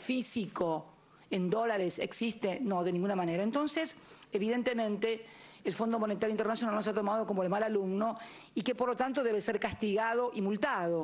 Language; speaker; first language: Spanish; native; Spanish